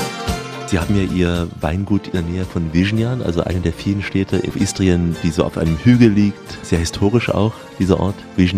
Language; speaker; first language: German; native; German